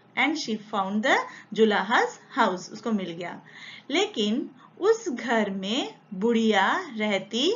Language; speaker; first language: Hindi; non-native, local second language; Telugu